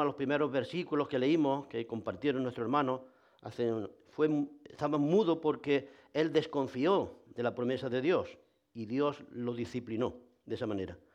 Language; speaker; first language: Spanish; native; Spanish